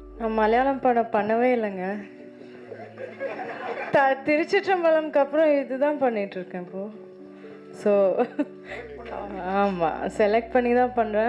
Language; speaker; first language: Tamil; non-native, local second language; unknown